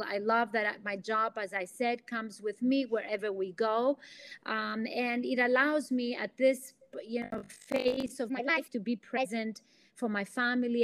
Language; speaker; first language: English; non-native, fluent; Greek